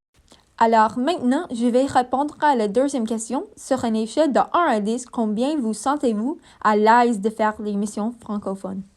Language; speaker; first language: French; non-native, learner; English